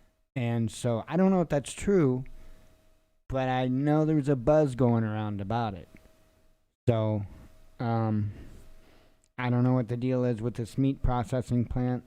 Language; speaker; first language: English; native; English